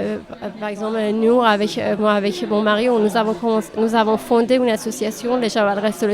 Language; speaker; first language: French; non-native, fluent; Persian